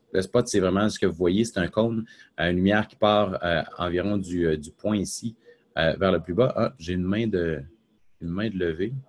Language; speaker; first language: French; native; French